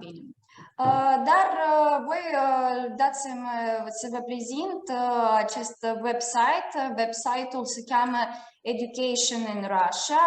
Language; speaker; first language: Romanian; non-native, fluent; Russian